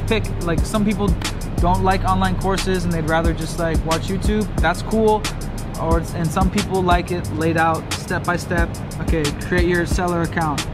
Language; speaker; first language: English; native; English